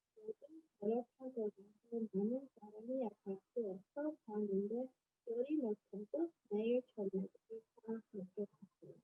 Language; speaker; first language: Korean; non-native, learner; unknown